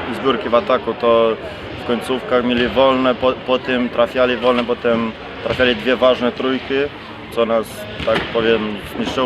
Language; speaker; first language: Polish; non-native, fluent; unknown